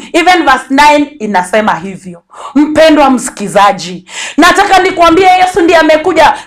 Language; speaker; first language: English; non-native, local second language; Swahili